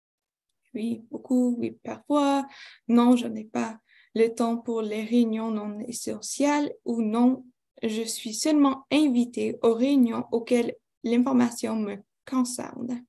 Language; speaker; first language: French; non-native, local second language; English